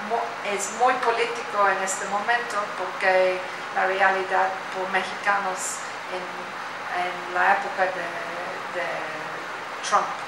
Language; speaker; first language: Spanish; non-native, learner; English